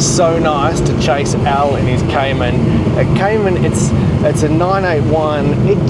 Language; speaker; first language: English; native; English